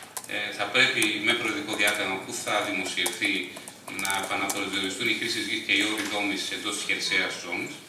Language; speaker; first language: Greek; native; Greek